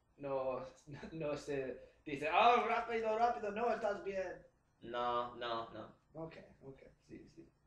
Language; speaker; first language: Spanish; non-native, learner; English